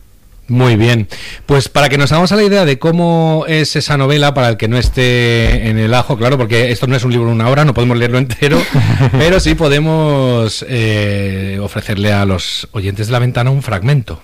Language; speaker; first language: Spanish; native; Spanish